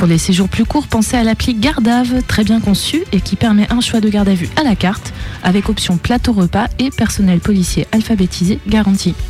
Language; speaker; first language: French; native; French